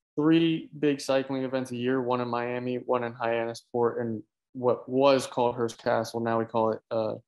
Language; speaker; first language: English; native; English